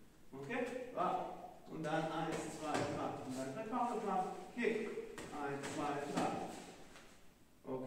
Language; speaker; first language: German; non-native, fluent; Hebrew